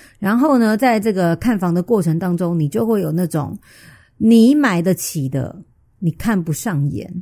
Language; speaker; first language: Chinese; native; Chinese